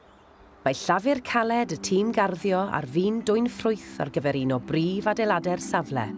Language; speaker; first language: Welsh; native; Welsh